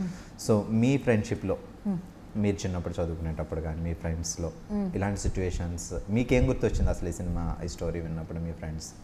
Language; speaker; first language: Telugu; native; Telugu